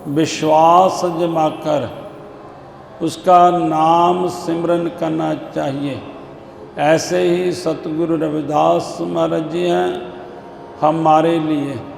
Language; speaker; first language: Hindi; non-native, local second language; Punjabi